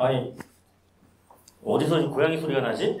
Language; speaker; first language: Korean; native; Korean